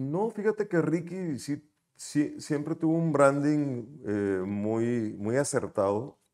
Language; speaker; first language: Spanish; native; Spanish